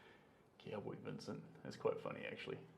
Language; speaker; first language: English; native; English